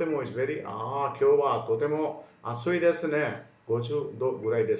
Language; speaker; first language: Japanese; non-native, fluent; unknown